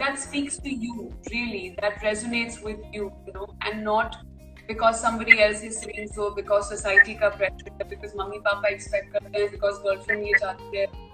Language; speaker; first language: English; non-native, local second language; Hindi